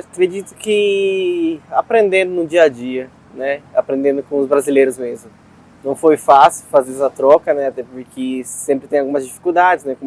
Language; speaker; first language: Portuguese; non-native, fluent; Spanish